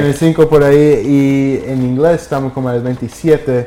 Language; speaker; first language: Spanish; early bilingual, heritage; English